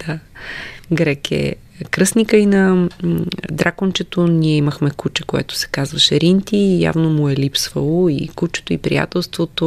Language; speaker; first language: Bulgarian; native; Bulgarian